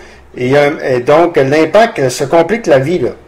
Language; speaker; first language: French; native; French